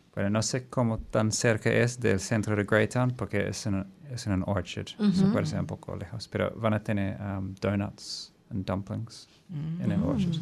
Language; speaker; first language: Spanish; non-native, fluent; English